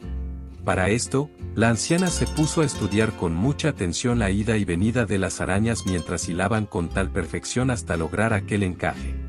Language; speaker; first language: Spanish; native; Spanish